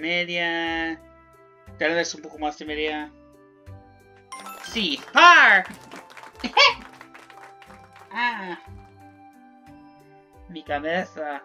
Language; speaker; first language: Spanish; non-native, learner; English